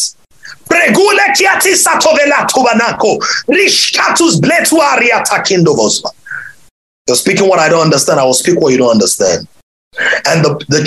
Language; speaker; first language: English; non-native, local second language; Yoruba